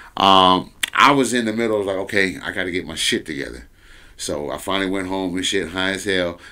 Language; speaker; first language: English; native; English